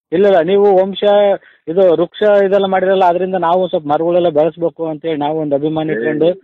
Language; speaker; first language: Kannada; native; Kannada